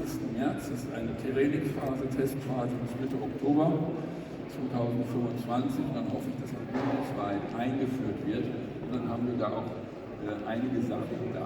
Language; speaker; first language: German; native; German